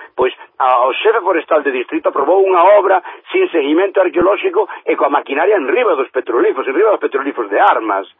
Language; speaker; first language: Galician; native; Galician